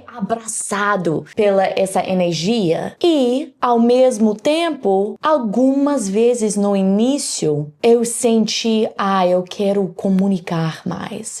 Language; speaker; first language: Portuguese; non-native, learner; English